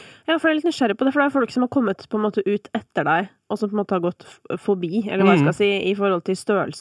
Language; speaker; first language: Norwegian; native; Norwegian